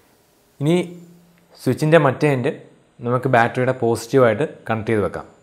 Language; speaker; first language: Malayalam; native; Malayalam